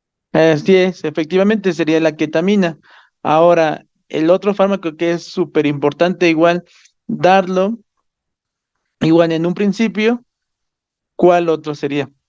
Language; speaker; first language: Spanish; native; Spanish